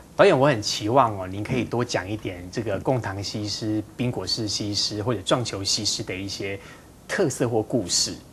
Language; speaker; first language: Chinese; native; Chinese